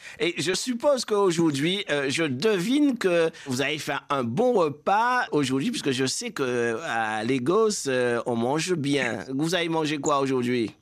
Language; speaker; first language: French; native; French